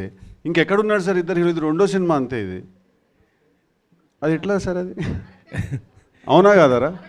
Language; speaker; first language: Telugu; native; Telugu